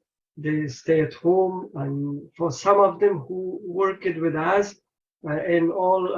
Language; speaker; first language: English; non-native, learner; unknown